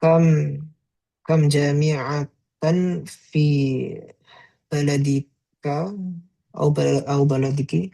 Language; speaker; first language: Arabic; non-native, learner; Indonesian